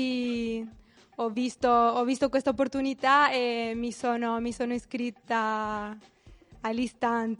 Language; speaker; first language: Italian; non-native, fluent; Spanish